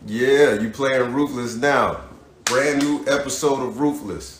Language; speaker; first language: English; native; English